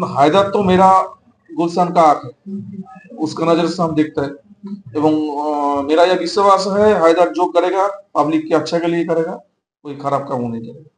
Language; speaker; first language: Hindi; non-native, local second language; Bangla